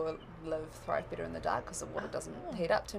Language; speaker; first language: English; native; English